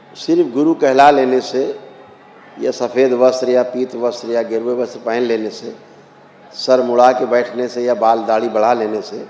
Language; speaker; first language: Hindi; native; Hindi